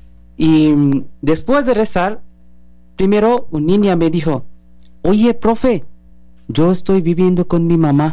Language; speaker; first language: Spanish; non-native, learner; Bangla